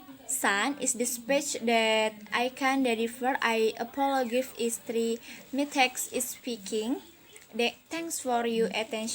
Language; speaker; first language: English; non-native, learner; Indonesian